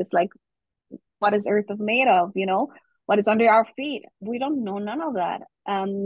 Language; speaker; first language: English; non-native, fluent; German